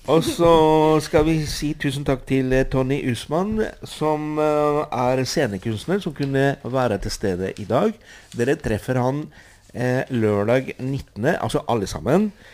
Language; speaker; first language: Norwegian; non-native, fluent; Spanish